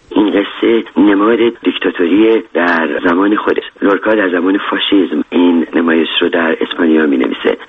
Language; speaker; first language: Persian; native; Persian